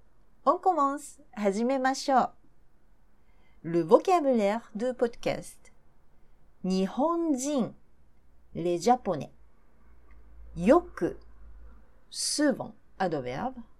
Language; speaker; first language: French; non-native, fluent; Japanese